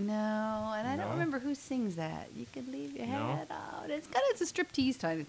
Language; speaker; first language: English; native; English